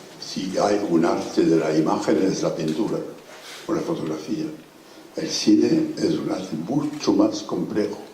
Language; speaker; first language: Spanish; non-native, fluent; French